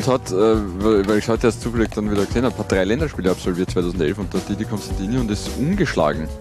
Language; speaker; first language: German; native; German